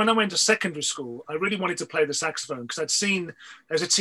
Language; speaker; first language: English; native; English